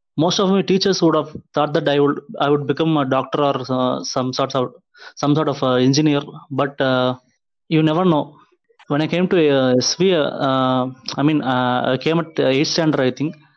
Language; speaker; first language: English; non-native, local second language; Tamil